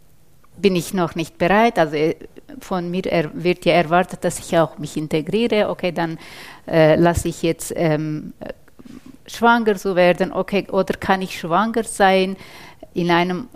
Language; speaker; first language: German; non-native, fluent; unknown